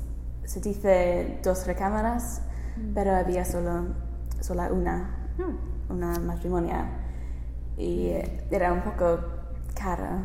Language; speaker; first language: Spanish; non-native, learner; English